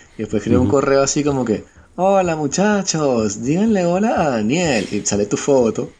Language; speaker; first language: Spanish; native; Spanish